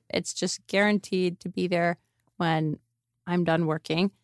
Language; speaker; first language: English; native; English